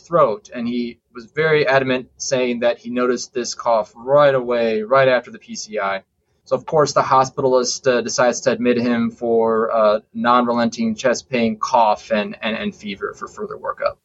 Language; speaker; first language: English; native; English